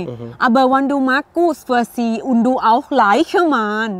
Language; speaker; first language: German; non-native, learner; Thai